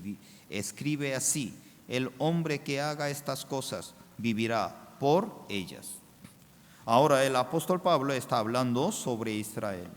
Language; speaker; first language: Spanish; non-native, fluent; Korean